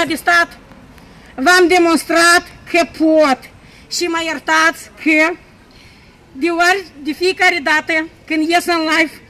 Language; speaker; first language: Romanian; non-native, local second language; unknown